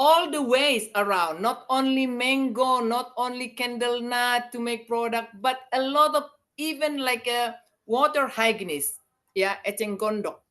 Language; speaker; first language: English; non-native, learner; Indonesian